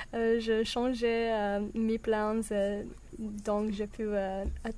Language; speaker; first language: French; non-native, learner; English